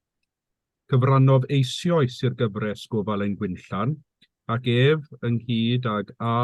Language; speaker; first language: Welsh; native; Welsh